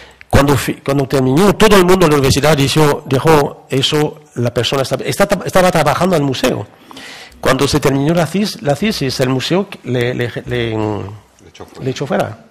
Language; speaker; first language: Spanish; non-native, fluent; French